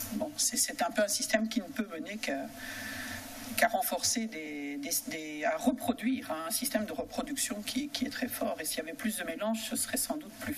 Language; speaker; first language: French; native; French